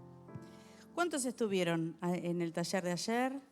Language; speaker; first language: Spanish; native; Spanish